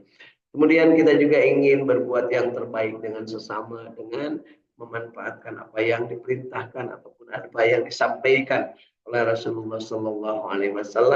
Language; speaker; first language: Indonesian; native; Indonesian